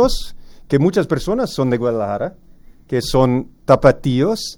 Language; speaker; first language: Spanish; non-native, fluent; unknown